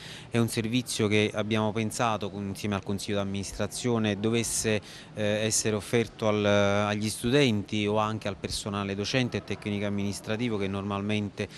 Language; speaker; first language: Italian; native; Italian